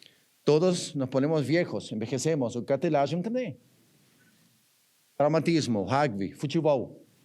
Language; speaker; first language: Portuguese; non-native, learner; Spanish